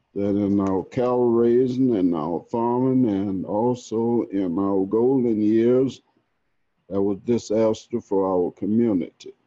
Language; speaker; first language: English; native; English